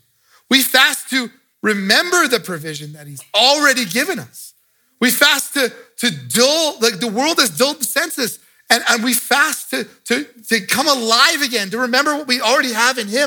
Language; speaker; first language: English; native; English